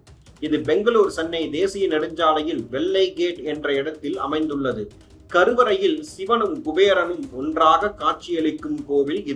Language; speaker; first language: Tamil; native; Tamil